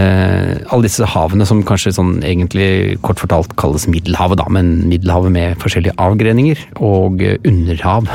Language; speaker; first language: Norwegian; native; Norwegian